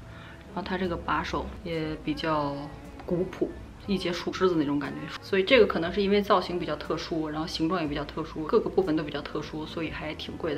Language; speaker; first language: Chinese; native; Chinese